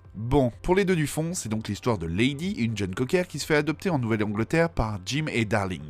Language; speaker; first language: French; native; French